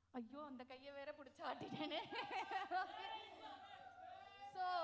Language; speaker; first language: Tamil; native; Tamil